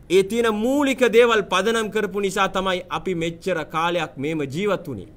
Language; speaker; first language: Sinhala; non-native, local second language; Tamil